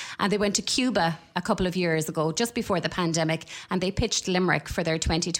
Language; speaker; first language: English; native; English